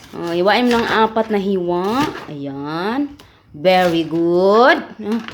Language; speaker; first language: Filipino; non-native, local second language; Cebuano